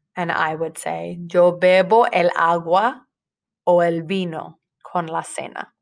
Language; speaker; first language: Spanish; non-native, fluent; English